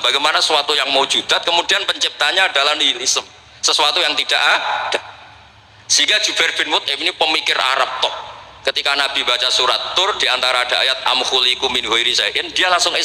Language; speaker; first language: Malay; non-native, local second language; Javanese